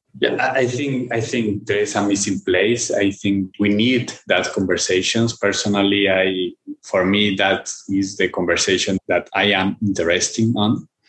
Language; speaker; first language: English; non-native, fluent; Spanish